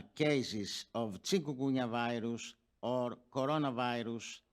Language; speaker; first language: English; non-native, fluent; Greek